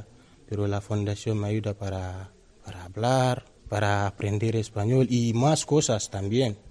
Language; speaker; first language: Spanish; non-native, learner; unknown